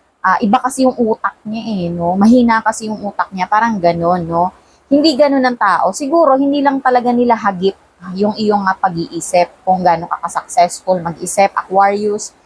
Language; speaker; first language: Filipino; non-native, local second language; Cebuano